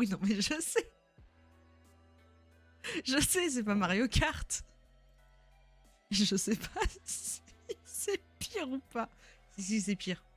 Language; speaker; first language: French; native; French